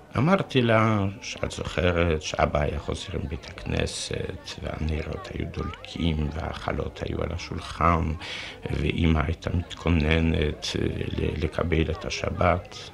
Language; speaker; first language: Hebrew; non-native, fluent; Yiddish